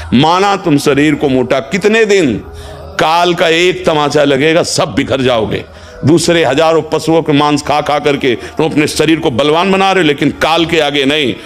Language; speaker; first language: Hindi; native; Hindi